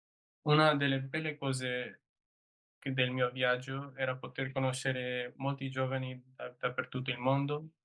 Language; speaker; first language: Italian; non-native, learner; English